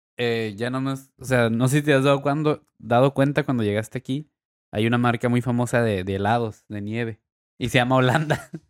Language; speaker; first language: Spanish; native; Spanish